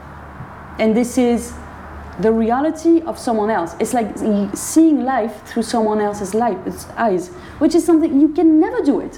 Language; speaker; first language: English; non-native, fluent; French